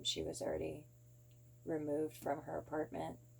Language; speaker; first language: English; native; English